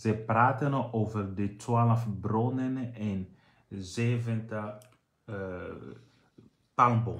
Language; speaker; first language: Dutch; non-native, fluent; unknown